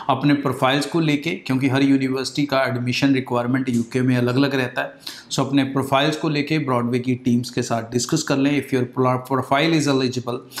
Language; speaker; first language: Hindi; non-native, local second language; Punjabi